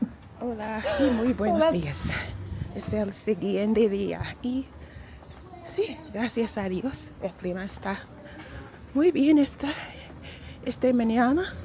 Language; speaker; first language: Spanish; non-native, learner; English